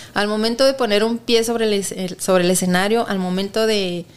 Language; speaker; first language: Spanish; native; Spanish